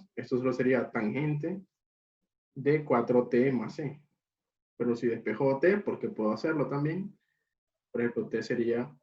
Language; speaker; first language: Spanish; native; Spanish